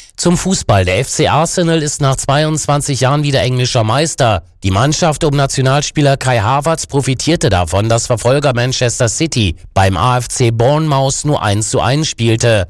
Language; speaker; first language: German; native; German